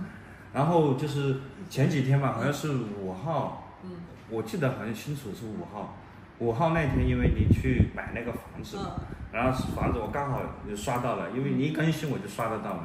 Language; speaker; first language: Chinese; native; Chinese